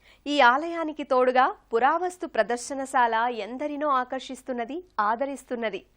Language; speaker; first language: Telugu; native; Telugu